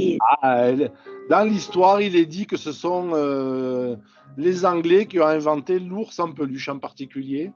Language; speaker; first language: French; native; French